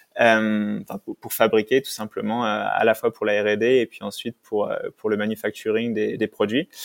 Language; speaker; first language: French; native; French